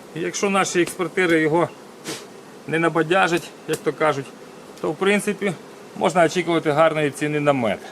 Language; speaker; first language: Ukrainian; non-native, local second language; Russian